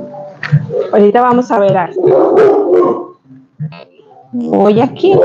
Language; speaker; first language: Spanish; native; Spanish